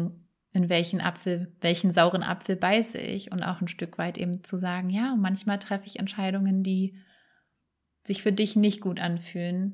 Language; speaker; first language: German; native; German